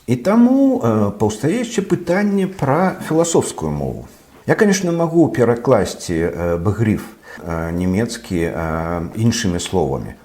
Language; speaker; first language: Belarusian; non-native, local second language; Russian